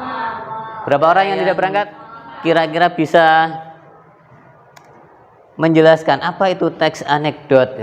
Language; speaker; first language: Indonesian; native; Indonesian